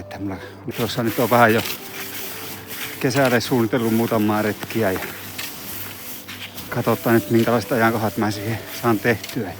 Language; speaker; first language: Finnish; native; Finnish